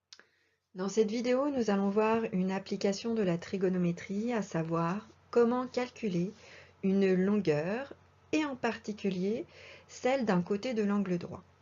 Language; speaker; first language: French; native; French